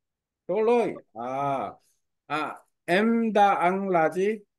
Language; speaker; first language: Vietnamese; non-native, learner; Korean